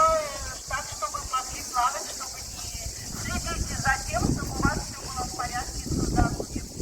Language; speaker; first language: Russian; native; Russian